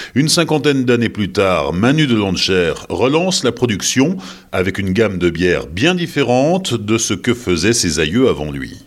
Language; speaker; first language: French; native; French